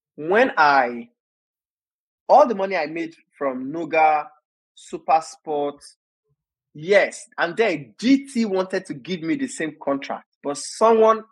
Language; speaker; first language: English; non-native, local second language; Yoruba